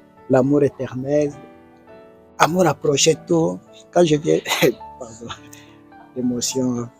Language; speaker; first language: French; non-native, learner; Portuguese